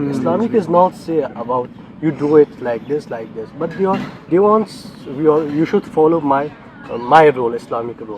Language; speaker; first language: English; non-native, learner; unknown